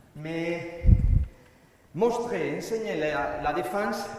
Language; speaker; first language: French; non-native, learner; Spanish